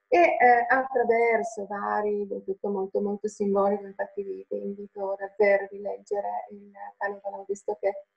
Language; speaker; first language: Italian; non-native, fluent; Finnish